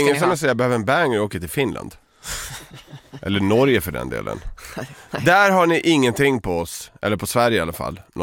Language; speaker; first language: Swedish; native; Swedish